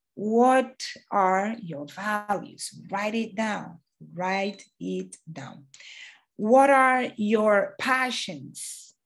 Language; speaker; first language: English; non-native, fluent; Portuguese